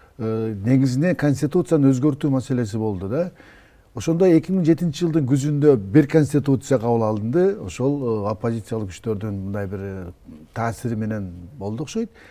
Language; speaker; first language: Kyrgyz; native; Kyrgyz